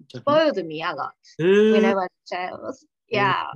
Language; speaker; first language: English; non-native, learner; Japanese